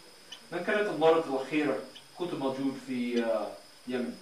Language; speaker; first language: Arabic; non-native, fluent; English